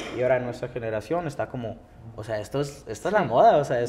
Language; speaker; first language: Spanish; early bilingual, heritage; Spanish